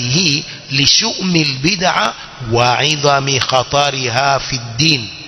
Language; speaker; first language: Arabic; non-native, fluent; Swahili